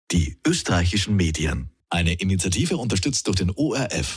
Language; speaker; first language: German; native; German